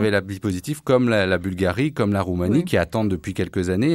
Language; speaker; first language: French; native; French